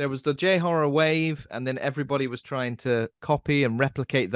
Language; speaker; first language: English; native; English